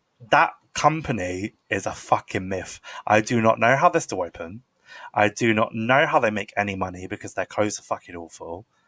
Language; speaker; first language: English; native; English